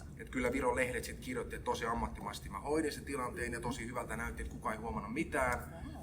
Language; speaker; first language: Finnish; early bilingual, other home language; Estonian